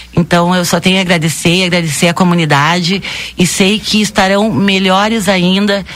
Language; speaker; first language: Portuguese; native; Portuguese